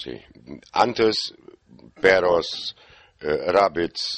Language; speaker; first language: Spanish; non-native, learner; German